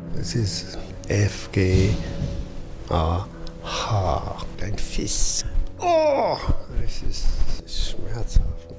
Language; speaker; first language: German; non-native, fluent; English